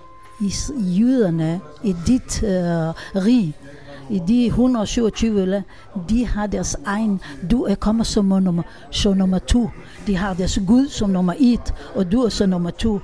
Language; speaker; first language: Danish; non-native, fluent; Hebrew